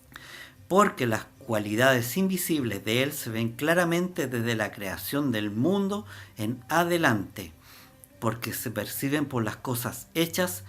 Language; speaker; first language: Spanish; native; Spanish